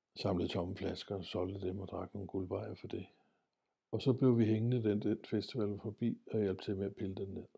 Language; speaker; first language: Danish; native; Danish